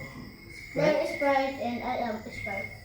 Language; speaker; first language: English; non-native, learner; Cebuano